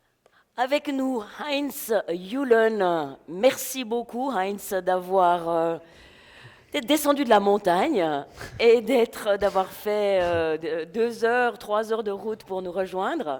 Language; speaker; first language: French; native; French